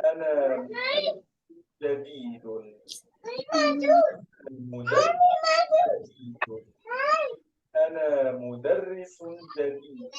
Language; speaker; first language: Arabic; non-native, learner; Urdu